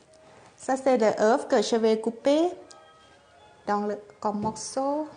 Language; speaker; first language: French; non-native, fluent; Thai